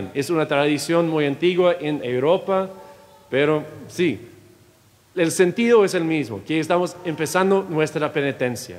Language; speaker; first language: Spanish; non-native, fluent; English